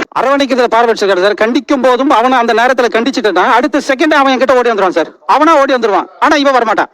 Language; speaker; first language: Tamil; non-native, local second language; Telugu